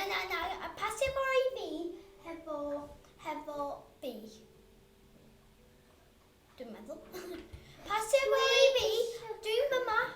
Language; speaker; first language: Welsh; non-native, local second language; English